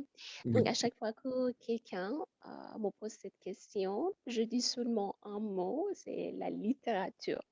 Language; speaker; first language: French; non-native, fluent; Persian